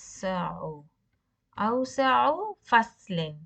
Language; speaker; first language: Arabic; non-native, fluent; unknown